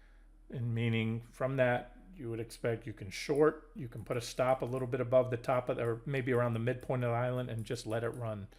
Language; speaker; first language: English; native; English